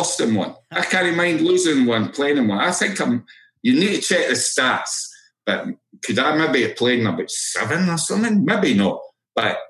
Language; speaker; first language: English; native; English